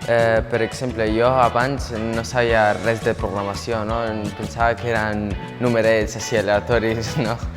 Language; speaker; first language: Catalan; non-native, local second language; Spanish